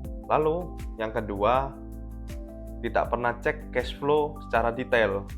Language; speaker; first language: Indonesian; native; Indonesian